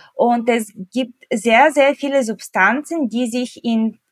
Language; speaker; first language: German; non-native, fluent; Bulgarian